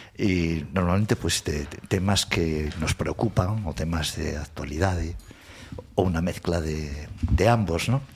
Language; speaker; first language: Galician; non-native, local second language; Spanish